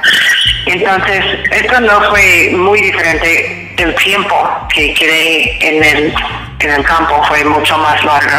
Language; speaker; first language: Spanish; non-native, fluent; English